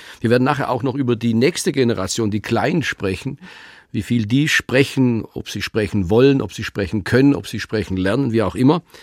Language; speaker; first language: German; native; German